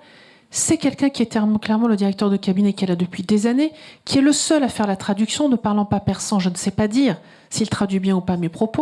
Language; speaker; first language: French; native; French